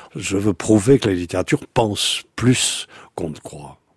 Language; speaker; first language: French; native; French